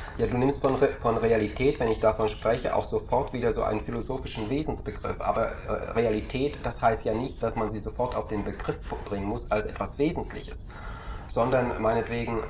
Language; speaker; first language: German; native; German